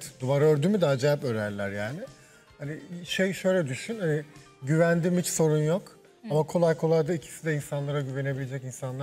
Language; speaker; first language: Turkish; native; Turkish